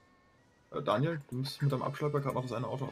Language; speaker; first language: German; native; German